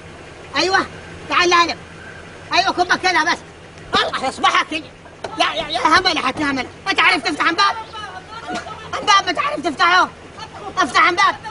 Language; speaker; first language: Arabic; native; Arabic